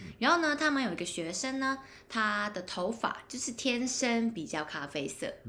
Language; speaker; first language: Chinese; non-native, local second language; Cantonese